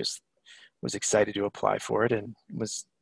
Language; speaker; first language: English; native; English